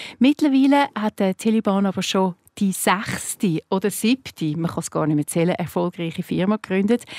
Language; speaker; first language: German; native; German